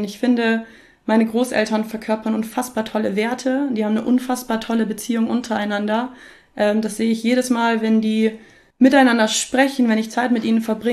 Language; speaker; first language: German; native; German